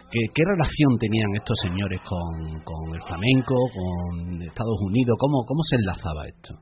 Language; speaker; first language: Spanish; native; Spanish